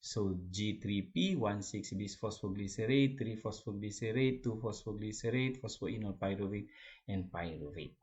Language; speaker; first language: English; non-native, local second language; Filipino